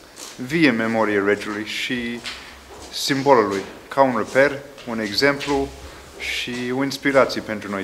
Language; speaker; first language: Romanian; non-native, fluent; English